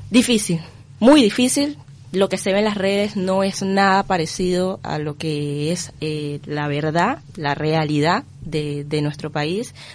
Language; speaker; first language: Spanish; native; Spanish